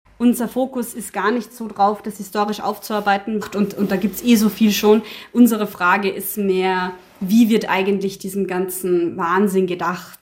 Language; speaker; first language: German; native; German